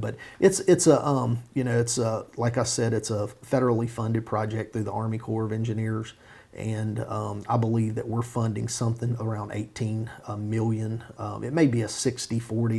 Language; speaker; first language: English; native; English